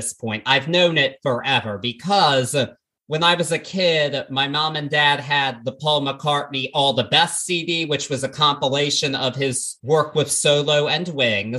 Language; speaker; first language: English; native; English